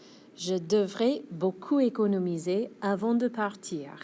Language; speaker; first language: French; non-native, fluent; English